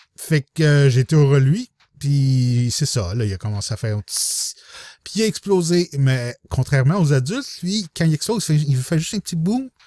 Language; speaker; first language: French; native; French